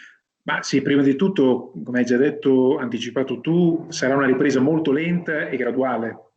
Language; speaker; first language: Italian; native; Italian